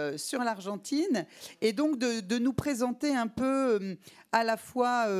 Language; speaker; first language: French; native; French